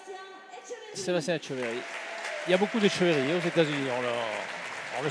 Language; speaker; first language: French; native; French